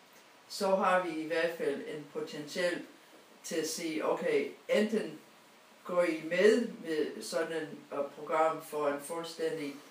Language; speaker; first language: Danish; non-native, fluent; English